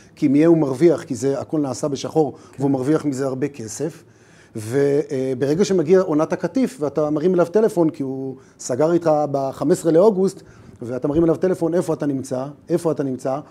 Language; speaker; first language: Hebrew; native; Hebrew